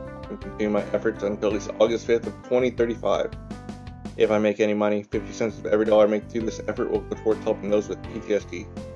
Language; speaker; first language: English; native; English